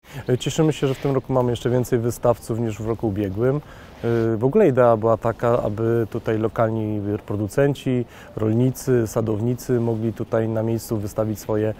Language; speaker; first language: Polish; native; Polish